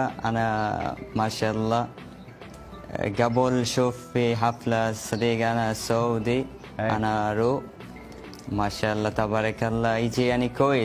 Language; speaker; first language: Arabic; non-native, learner; Bangla